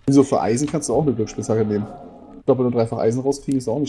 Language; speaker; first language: German; native; German